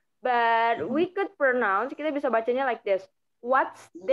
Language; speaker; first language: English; non-native, fluent; Indonesian